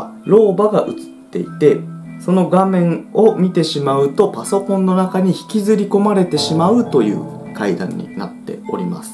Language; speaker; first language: Japanese; native; Japanese